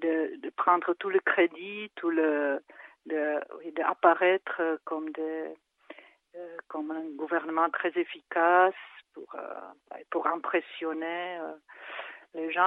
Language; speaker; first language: French; non-native, fluent; Czech